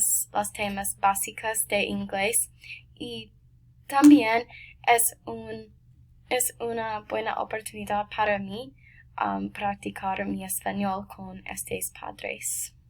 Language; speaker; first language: Spanish; non-native, learner; English